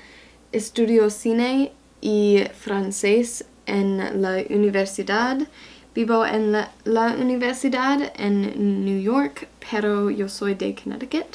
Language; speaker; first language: Spanish; non-native, learner; English